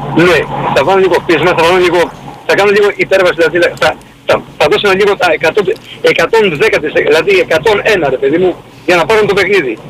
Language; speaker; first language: Greek; early bilingual, heritage; Greek